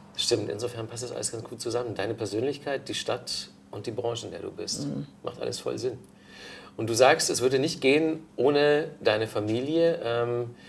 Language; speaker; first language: German; native; German